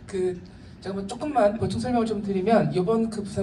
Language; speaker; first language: Korean; native; Korean